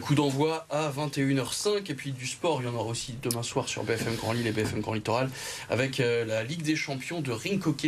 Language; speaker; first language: French; native; French